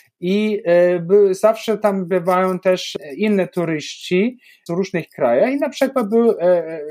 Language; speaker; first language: Polish; non-native, fluent; German